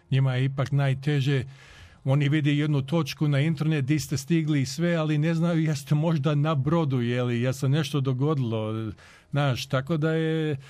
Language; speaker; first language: Croatian; early bilingual, heritage; Croatian